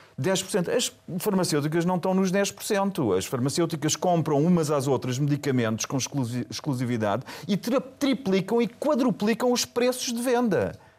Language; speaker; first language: Portuguese; non-native, fluent; German